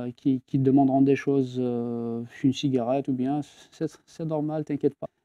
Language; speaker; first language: French; non-native, local second language; Kabyle